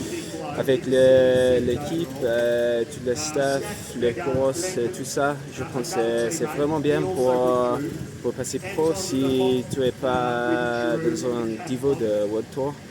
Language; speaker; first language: French; non-native, learner; English